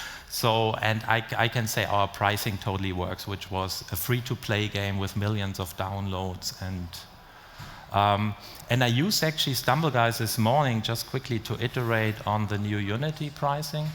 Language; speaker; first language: English; non-native, fluent; German